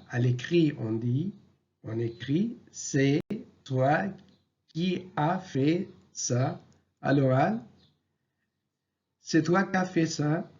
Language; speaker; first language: French; non-native, local second language; Arabic